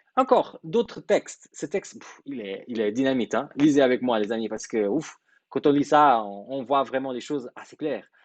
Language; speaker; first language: French; non-native, fluent; Portuguese